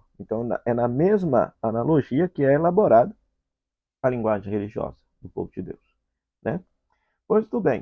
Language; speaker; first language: Portuguese; native; Portuguese